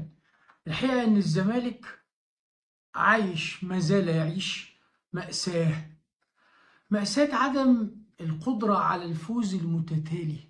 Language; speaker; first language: Arabic; native; Arabic